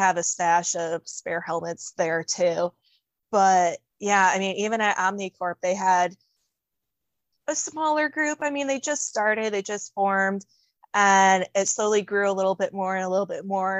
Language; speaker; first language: English; native; English